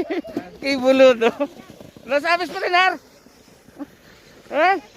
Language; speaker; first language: Spanish; non-native, learner; Filipino